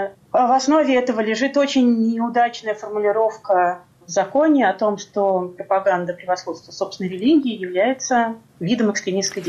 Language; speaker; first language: Russian; native; Russian